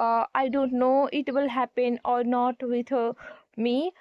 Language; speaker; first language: English; non-native, learner; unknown